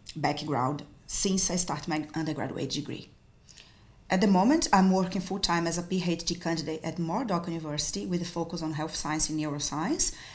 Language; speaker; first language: English; non-native, fluent; Portuguese